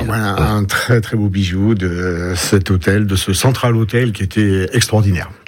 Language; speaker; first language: French; native; French